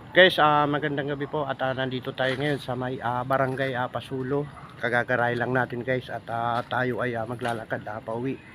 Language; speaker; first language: Filipino; non-native, local second language; Bikol